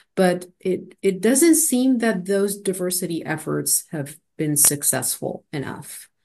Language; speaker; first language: English; non-native, fluent; Arabic